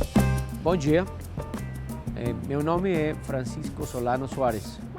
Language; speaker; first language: Portuguese; non-native, fluent; Spanish